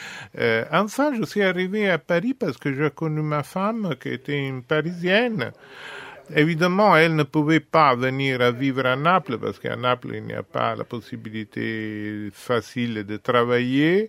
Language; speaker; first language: French; non-native, fluent; Italian